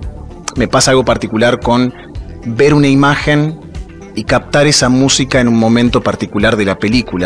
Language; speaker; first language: Spanish; native; Spanish